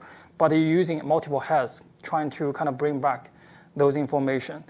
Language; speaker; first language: English; non-native, fluent; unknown